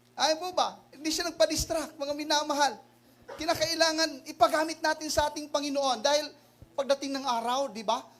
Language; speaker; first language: Filipino; non-native, local second language; Waray